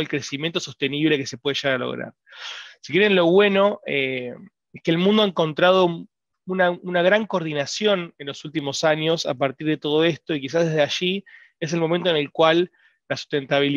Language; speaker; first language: Spanish; native; Spanish